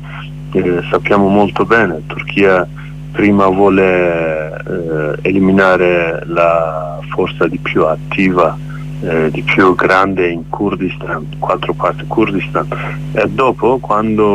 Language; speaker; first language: Italian; non-native, learner; Kurdish